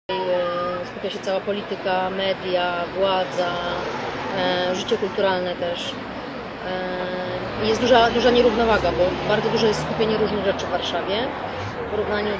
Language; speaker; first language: Polish; native; Polish